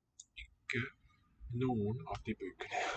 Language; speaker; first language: Norwegian; non-native, learner; English